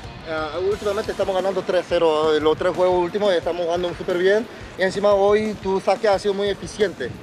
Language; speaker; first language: Spanish; non-native, fluent; Korean